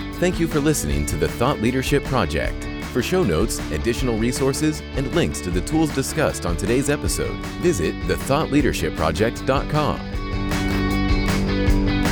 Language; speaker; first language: English; native; English